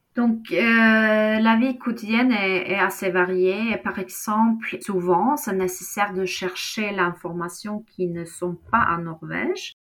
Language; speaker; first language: French; non-native, fluent; Norwegian